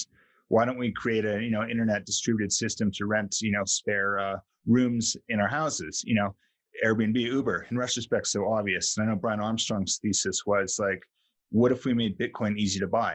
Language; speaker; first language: English; native; English